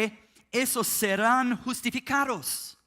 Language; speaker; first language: Spanish; non-native, learner; English